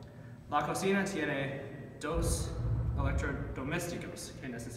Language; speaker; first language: Spanish; non-native, learner; English